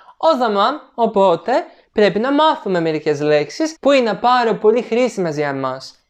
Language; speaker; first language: Greek; non-native, fluent; Turkish